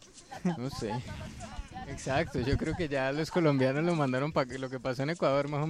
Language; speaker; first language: Spanish; native; Spanish